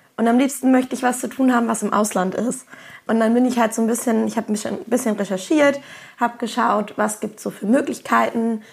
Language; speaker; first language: German; native; German